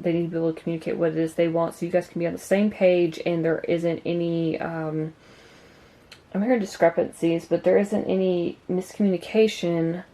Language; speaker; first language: English; native; English